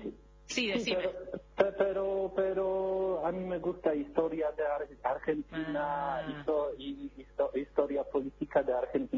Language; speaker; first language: Spanish; non-native, learner; Polish